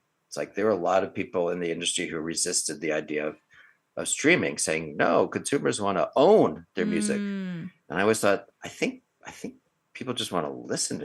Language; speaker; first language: English; native; English